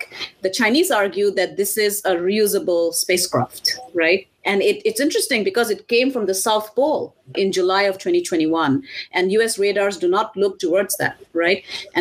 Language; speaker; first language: English; non-native, local second language; Assamese